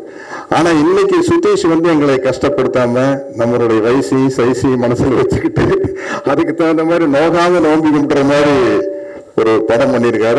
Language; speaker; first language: Tamil; native; Tamil